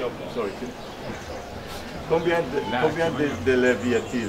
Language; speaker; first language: French; non-native, fluent; English